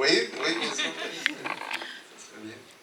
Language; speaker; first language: French; non-native, fluent; Spanish